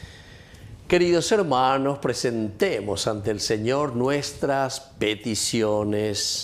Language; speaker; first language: Spanish; native; Spanish